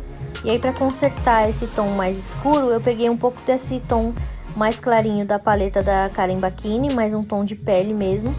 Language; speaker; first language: Portuguese; native; Portuguese